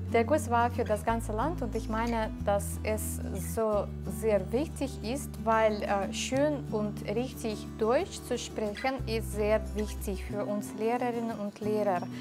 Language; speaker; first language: German; non-native, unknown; Russian